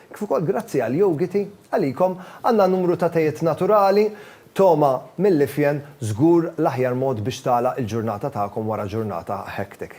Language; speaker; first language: Maltese; native; Maltese